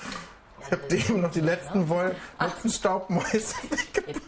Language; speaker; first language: German; native; German